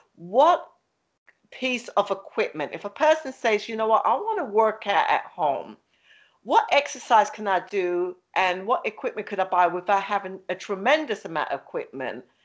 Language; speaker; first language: English; native; English